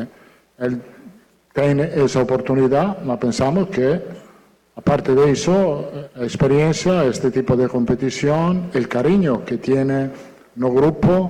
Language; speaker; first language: Portuguese; non-native, fluent; Italian